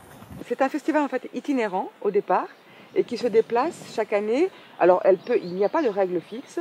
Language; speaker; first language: French; native; French